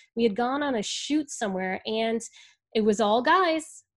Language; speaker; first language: English; early bilingual, other home language; Hindi